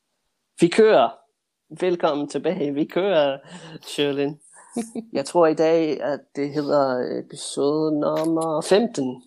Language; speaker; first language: Danish; early bilingual, heritage; Danish